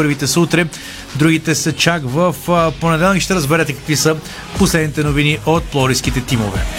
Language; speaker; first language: Bulgarian; native; Bulgarian